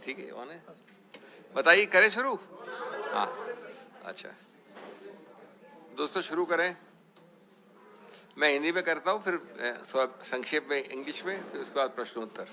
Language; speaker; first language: Hindi; native; Hindi